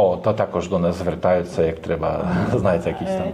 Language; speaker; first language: Ukrainian; non-native, learner; Polish